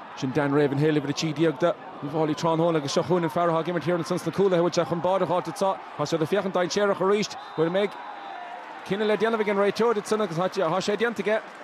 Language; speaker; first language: Irish; native; Irish